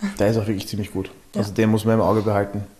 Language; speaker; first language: German; native; German